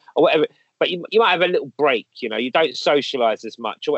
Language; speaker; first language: English; native; English